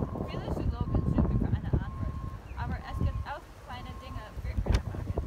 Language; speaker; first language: German; non-native, learner; English